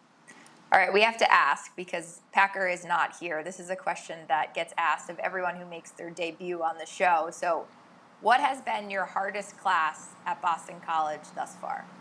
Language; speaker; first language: English; native; English